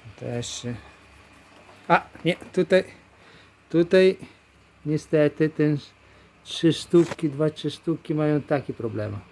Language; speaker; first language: Polish; non-native, learner; Italian